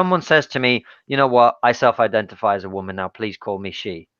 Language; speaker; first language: English; non-native, fluent; Russian